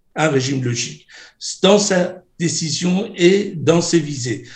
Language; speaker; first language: French; non-native, fluent; Persian